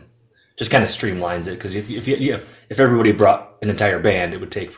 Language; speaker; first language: English; native; English